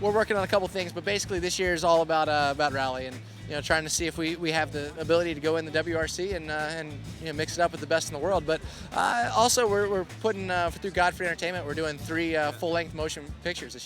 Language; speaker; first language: English; native; English